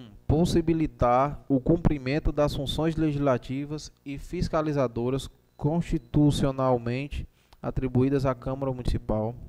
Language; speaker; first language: Portuguese; native; Portuguese